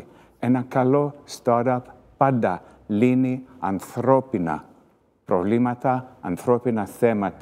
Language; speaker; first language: Greek; early bilingual, heritage; Greek